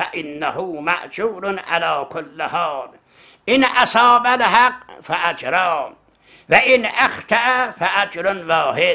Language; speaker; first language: Arabic; non-native, fluent; Azerbaijani